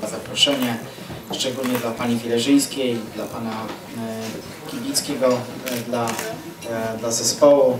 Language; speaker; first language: Polish; non-native, fluent; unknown